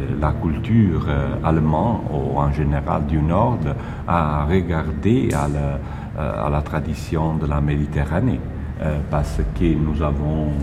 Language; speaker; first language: French; non-native, learner; Italian